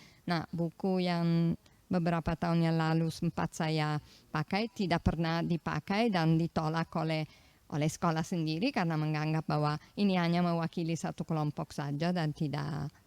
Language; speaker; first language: Indonesian; non-native, fluent; Italian